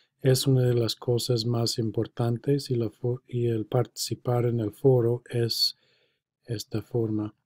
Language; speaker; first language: Spanish; non-native, fluent; English